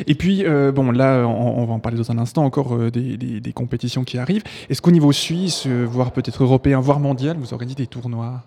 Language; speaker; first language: French; native; French